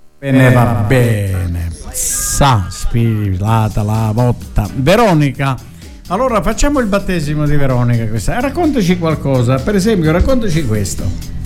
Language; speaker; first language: Italian; native; Italian